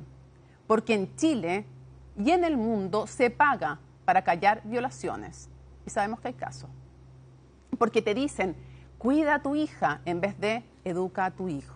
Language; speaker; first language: Spanish; native; Spanish